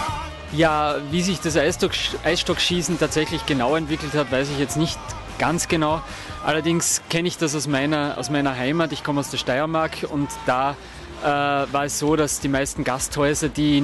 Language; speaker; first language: German; native; German